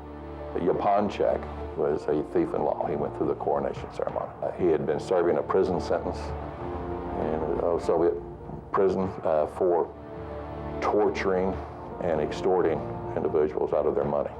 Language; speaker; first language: English; native; English